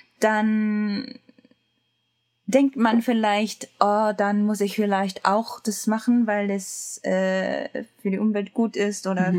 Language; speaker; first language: German; non-native, learner; Japanese